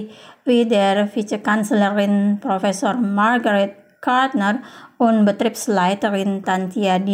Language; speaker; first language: German; non-native, fluent; Indonesian